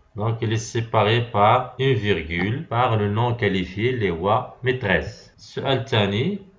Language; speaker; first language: French; non-native, local second language; Arabic